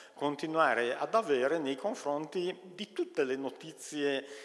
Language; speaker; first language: Italian; native; Italian